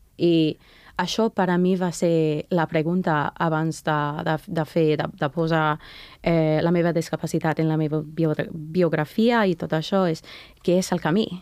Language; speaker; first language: Catalan; non-native, fluent; English